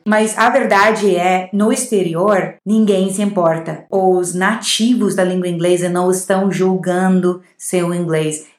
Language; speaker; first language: Portuguese; non-native, fluent; English